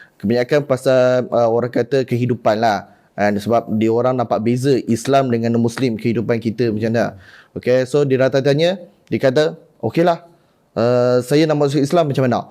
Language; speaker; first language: Malay; non-native, local second language; Chinese